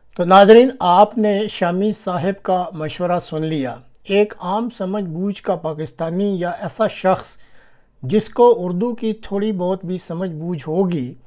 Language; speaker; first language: Urdu; non-native, local second language; Punjabi